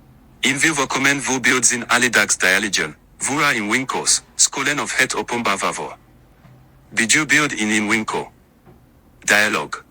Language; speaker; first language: Dutch; non-native, learner; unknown